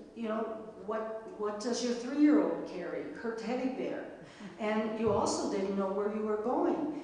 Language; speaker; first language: English; native; English